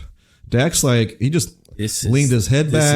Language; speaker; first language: English; native; English